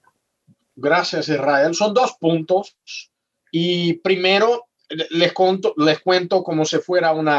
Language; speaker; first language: Spanish; non-native, fluent; Portuguese